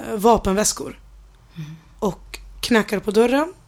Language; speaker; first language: Swedish; early bilingual, other home language; Spanish